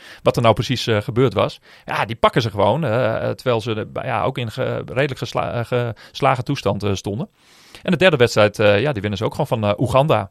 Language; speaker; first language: Dutch; native; Dutch